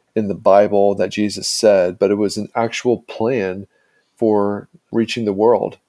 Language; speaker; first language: English; native; English